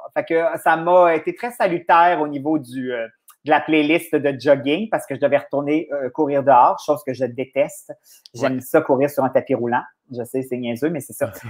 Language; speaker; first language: French; native; French